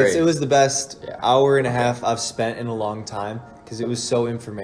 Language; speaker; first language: English; native; English